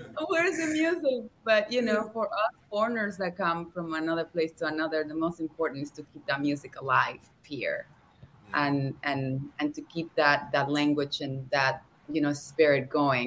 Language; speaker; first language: English; non-native, fluent; Spanish